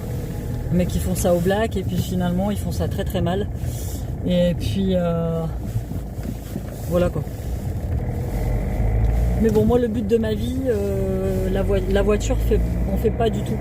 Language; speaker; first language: French; native; French